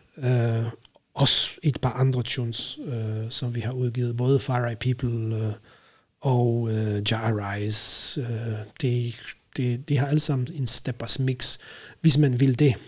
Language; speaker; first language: Danish; non-native, fluent; Polish